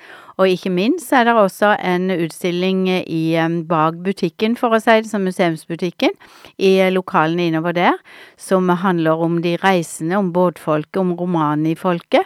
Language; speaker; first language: Norwegian; native; Norwegian